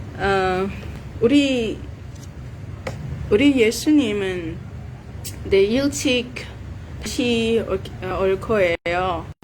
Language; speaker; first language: Korean; non-native, learner; Vietnamese